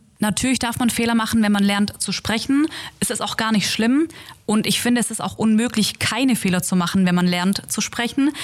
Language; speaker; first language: German; native; German